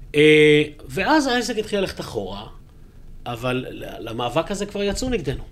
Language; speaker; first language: Hebrew; native; Hebrew